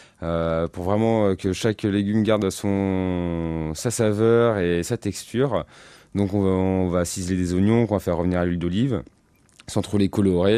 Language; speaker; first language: French; native; French